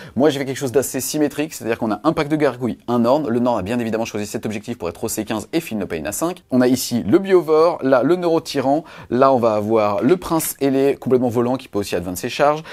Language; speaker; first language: French; native; French